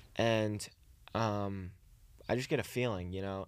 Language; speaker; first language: English; early bilingual, other home language; Italian